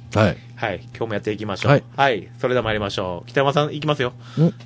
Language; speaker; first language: Japanese; native; Japanese